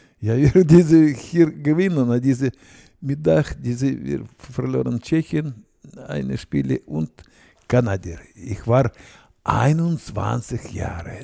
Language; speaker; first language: German; non-native, learner; Russian